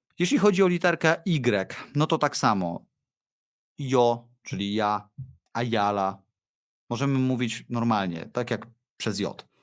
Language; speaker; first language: Polish; native; Polish